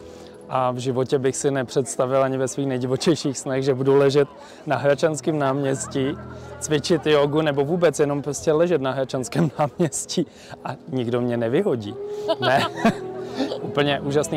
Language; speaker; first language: Czech; native; Czech